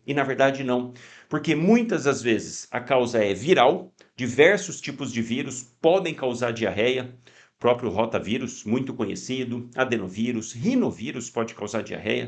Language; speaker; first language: Portuguese; native; Portuguese